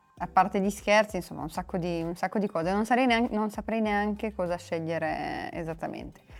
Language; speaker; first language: Italian; non-native, fluent; Romanian